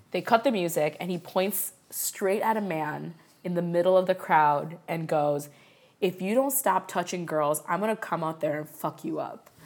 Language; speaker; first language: English; early bilingual, other home language; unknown